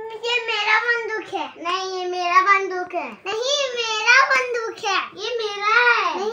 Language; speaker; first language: Hindi; non-native, local second language; Tamil